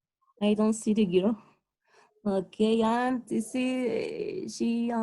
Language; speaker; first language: English; non-native, learner; Spanish